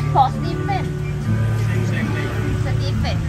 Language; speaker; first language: English; non-native, learner; Thai